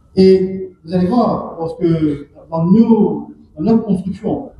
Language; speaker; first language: French; non-native, local second language; Morisyen